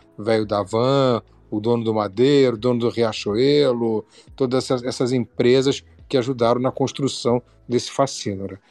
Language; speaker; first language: Portuguese; native; Portuguese